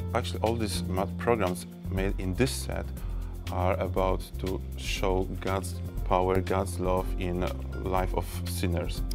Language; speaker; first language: English; non-native, fluent; Polish